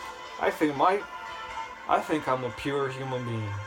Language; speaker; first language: English; native; English